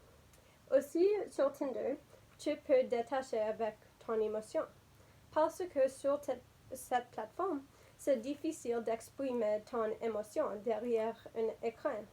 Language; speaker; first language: French; non-native, learner; English